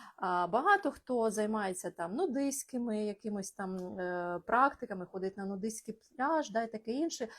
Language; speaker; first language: Ukrainian; non-native, local second language; Russian